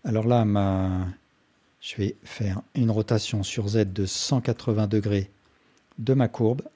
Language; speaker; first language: French; native; French